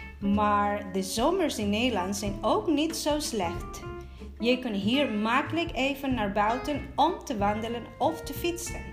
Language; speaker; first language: Dutch; non-native, fluent; Spanish